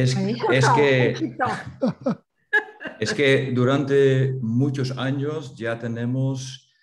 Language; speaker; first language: Spanish; non-native, fluent; Dutch